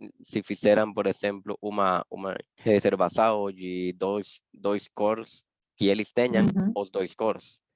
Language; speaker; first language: Portuguese; non-native, fluent; Spanish